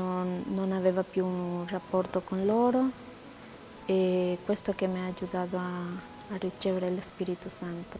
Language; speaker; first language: Italian; non-native, learner; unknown